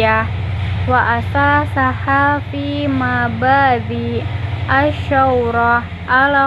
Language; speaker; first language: Arabic; non-native, learner; Indonesian